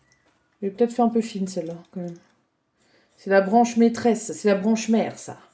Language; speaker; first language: French; native; French